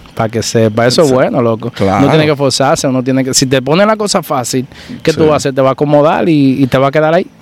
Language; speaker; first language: Spanish; native; Spanish